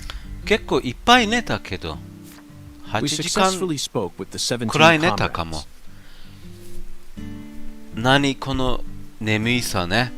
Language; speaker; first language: Japanese; non-native, learner; German